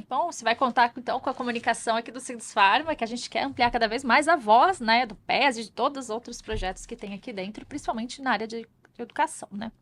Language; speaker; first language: Portuguese; native; Portuguese